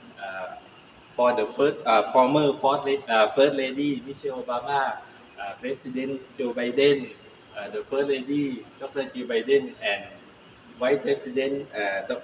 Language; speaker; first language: English; non-native, learner; Thai